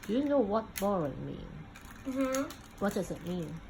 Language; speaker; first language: English; non-native, local second language; Cantonese